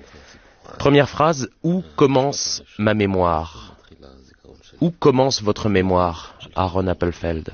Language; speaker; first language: French; native; French